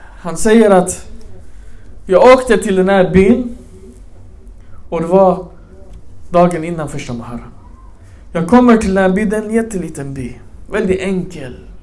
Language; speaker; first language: Swedish; early bilingual, other home language; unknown